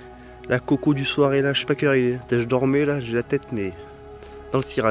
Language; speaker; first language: French; native; French